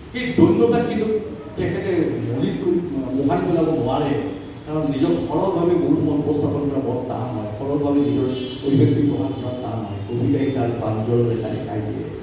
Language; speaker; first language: Assamese; native; Assamese